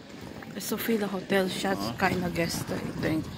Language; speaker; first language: German; non-native, learner; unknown